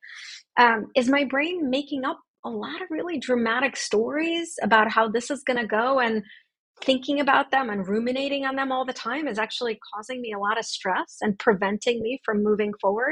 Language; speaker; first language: English; early bilingual, other home language; Russian